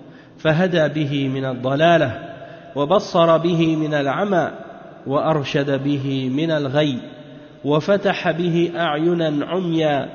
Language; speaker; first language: Arabic; non-native, fluent; French